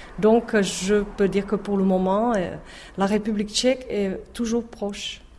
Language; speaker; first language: French; non-native, fluent; Czech